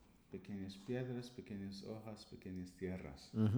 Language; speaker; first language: Spanish; non-native, learner; English